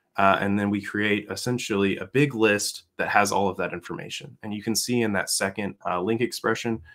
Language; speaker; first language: English; native; English